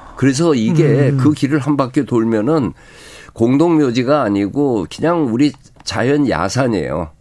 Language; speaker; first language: Korean; native; Korean